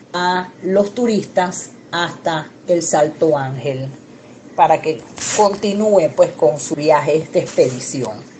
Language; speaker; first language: Spanish; native; Spanish